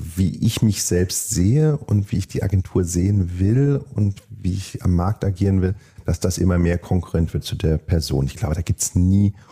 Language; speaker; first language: German; native; German